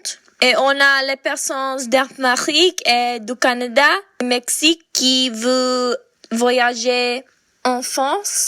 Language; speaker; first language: French; non-native, learner; English